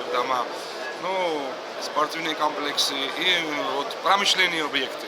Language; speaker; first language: Russian; non-native, fluent; Georgian